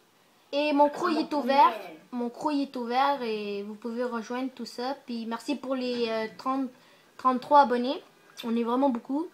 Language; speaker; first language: French; native; French